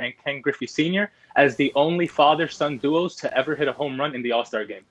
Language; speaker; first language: English; early bilingual, other home language; Spanish